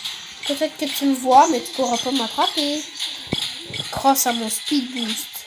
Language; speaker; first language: French; native; French